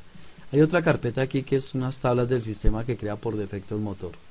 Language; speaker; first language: Spanish; native; Spanish